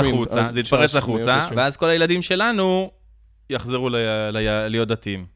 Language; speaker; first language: Hebrew; native; Hebrew